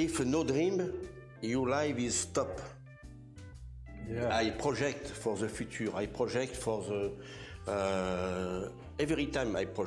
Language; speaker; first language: English; non-native, learner; French